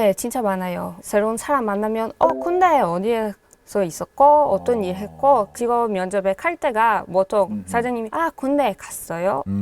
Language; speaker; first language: Korean; non-native, fluent; Hebrew